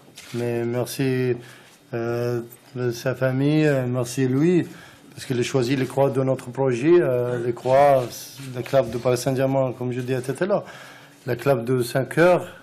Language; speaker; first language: French; non-native, learner; Arabic